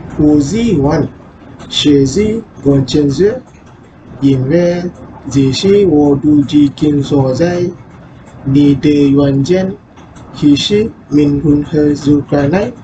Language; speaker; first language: Chinese; non-native, learner; Malay